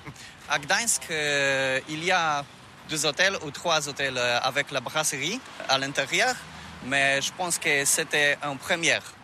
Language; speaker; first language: French; non-native, learner; Polish